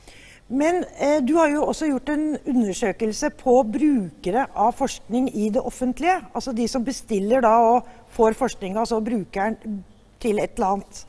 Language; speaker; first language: Norwegian; native; Norwegian